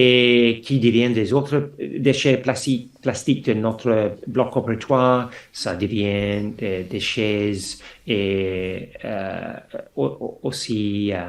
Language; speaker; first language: French; non-native, fluent; English